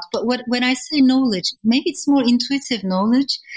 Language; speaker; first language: English; non-native, fluent; Turkish